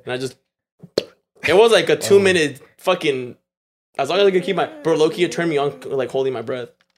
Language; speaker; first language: English; early bilingual, other home language; Spanish